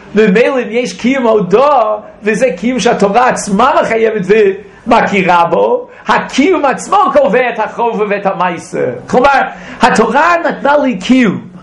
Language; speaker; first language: Hebrew; non-native, fluent; English